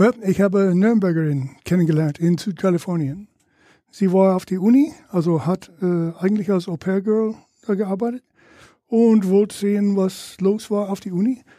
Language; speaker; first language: German; non-native, fluent; English